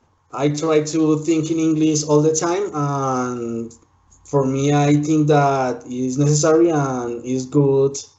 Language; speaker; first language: English; non-native, learner; Spanish